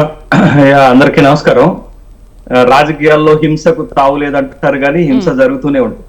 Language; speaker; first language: Telugu; native; Telugu